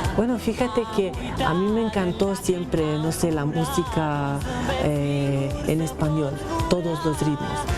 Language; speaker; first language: Spanish; non-native, fluent; Romanian